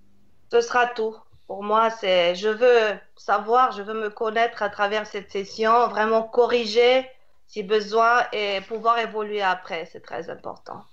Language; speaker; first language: French; non-native, fluent; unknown